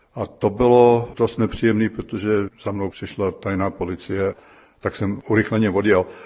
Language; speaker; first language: Czech; native; Czech